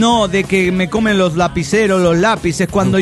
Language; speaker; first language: Spanish; native; Spanish